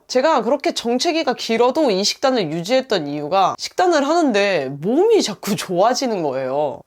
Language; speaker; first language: Korean; native; Korean